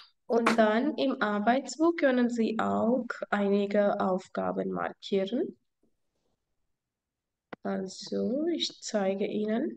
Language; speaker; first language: German; non-native, fluent; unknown